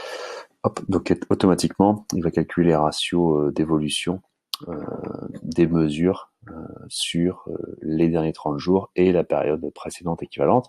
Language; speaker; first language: French; native; French